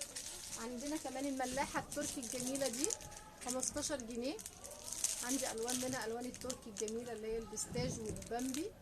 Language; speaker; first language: Arabic; native; Arabic